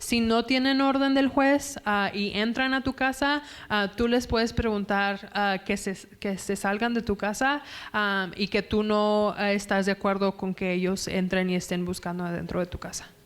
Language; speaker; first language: Spanish; early bilingual, other home language; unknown